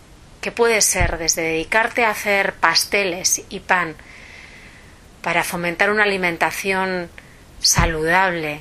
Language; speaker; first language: Spanish; native; Spanish